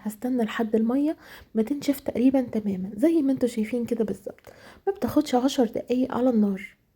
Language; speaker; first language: Arabic; native; Arabic